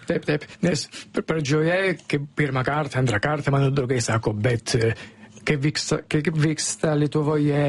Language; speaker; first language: Lithuanian; non-native, learner; Italian